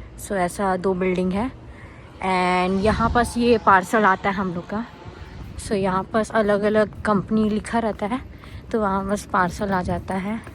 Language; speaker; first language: Hindi; native; Hindi